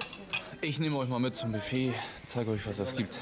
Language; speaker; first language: German; native; German